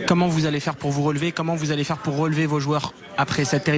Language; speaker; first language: French; native; French